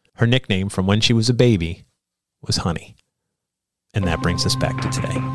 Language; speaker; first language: English; native; English